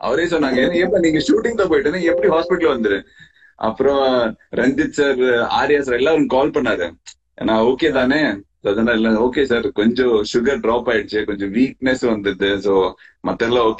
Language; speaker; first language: Tamil; non-native, fluent; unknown